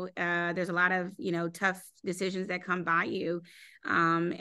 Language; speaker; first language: English; native; English